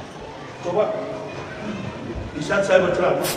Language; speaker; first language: Indonesian; native; Indonesian